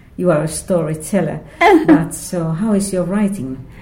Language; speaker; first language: English; non-native, fluent; Finnish